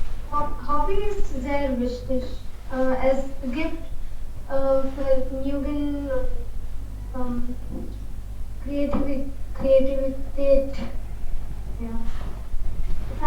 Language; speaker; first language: German; non-native, learner; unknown